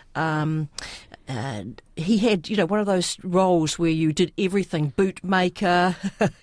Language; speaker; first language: English; early bilingual, other home language; Sinhala